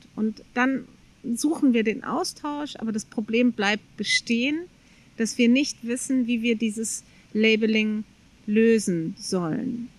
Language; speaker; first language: German; native; German